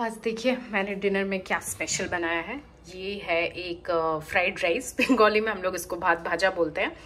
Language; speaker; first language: Hindi; non-native, local second language; Bangla